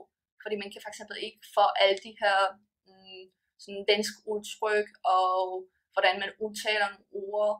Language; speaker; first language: Danish; early bilingual, other home language; Polish